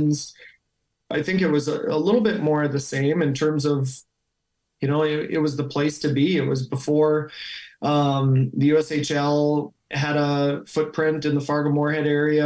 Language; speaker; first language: English; native; English